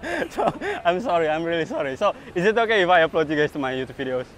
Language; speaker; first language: English; non-native, learner; Indonesian